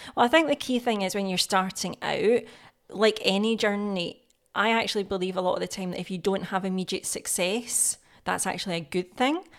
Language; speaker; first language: English; native; English